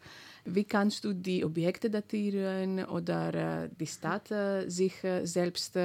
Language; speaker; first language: German; non-native, fluent; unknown